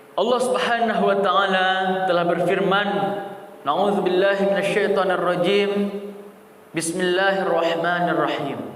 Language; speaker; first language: Malay; non-native, local second language; Minangkabau